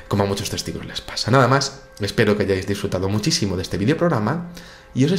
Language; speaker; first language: Spanish; native; Spanish